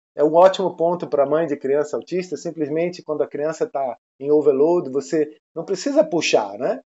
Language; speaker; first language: Portuguese; non-native, fluent; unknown